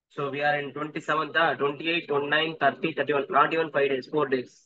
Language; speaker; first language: English; non-native, local second language; Tamil